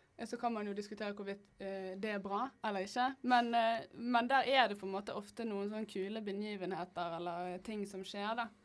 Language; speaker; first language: Norwegian; native; Norwegian